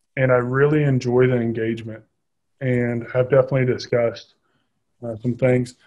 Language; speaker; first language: English; native; English